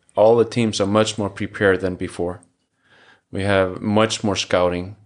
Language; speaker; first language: English; non-native, fluent; Icelandic